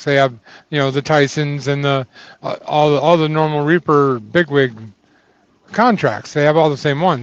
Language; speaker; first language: English; native; English